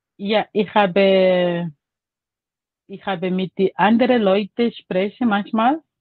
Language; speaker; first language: German; non-native, learner; Portuguese